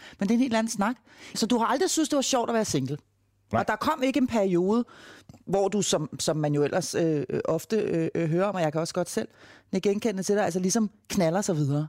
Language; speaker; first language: Danish; native; Danish